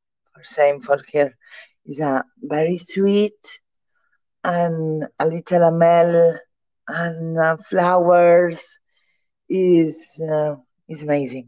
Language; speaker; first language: English; non-native, learner; Catalan